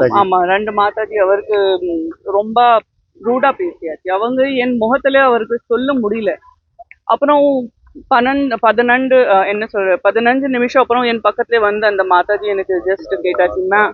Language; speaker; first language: Tamil; non-native, learner; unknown